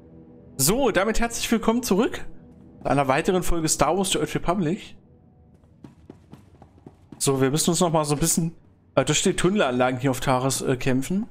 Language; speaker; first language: German; native; German